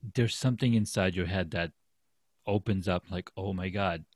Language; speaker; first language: English; non-native, fluent; Urdu